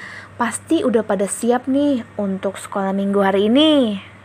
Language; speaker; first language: Indonesian; native; Indonesian